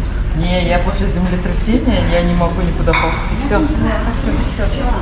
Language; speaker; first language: Russian; native; Russian